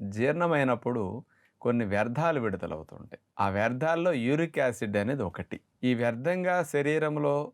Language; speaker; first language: Telugu; native; Telugu